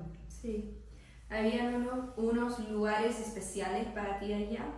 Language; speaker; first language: Spanish; non-native, learner; English